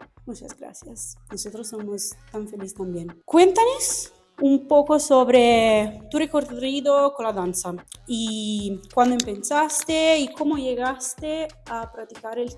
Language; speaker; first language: Spanish; non-native, fluent; Italian